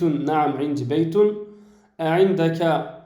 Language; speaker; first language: Arabic; non-native, fluent; French